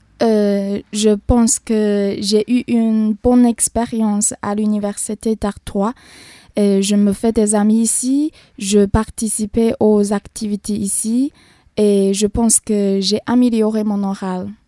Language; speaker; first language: French; non-native, learner; Chinese